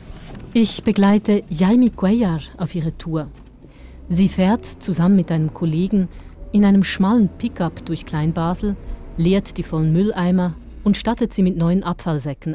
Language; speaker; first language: German; native; German